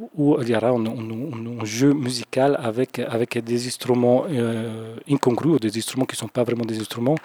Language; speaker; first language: French; native; French